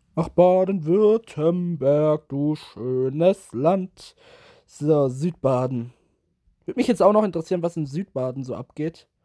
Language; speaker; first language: German; native; German